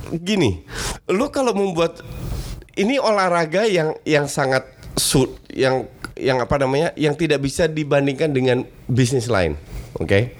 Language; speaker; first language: Indonesian; native; Indonesian